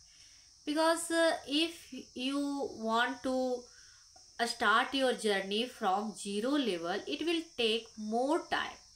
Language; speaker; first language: English; non-native, local second language; Hindi